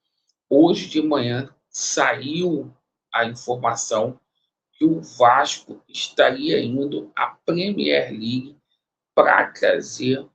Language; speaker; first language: Portuguese; native; Portuguese